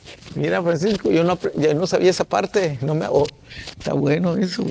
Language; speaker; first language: Spanish; early bilingual, heritage; Spanish